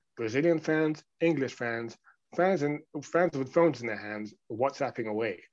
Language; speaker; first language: English; native; English